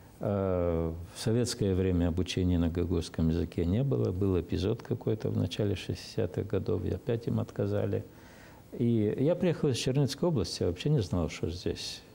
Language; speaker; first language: Russian; non-native, local second language; Romanian